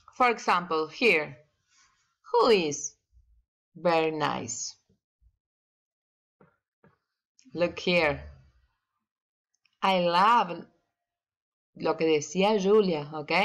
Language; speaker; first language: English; non-native, learner; Spanish